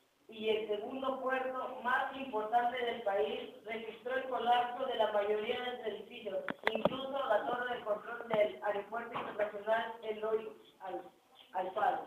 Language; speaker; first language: Spanish; native; Spanish